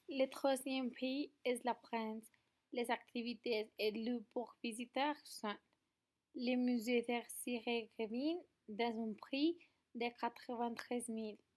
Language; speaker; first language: French; non-native, learner; Spanish